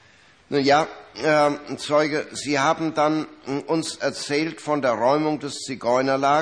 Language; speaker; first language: German; native; German